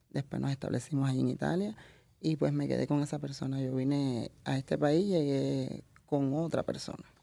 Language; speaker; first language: Spanish; native; Spanish